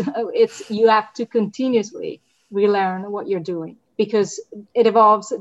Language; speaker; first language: English; non-native, fluent; Italian